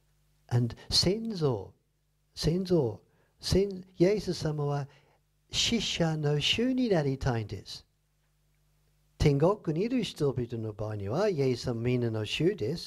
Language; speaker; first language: Japanese; non-native, fluent; English